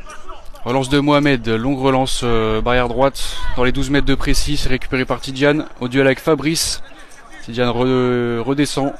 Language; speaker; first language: French; native; French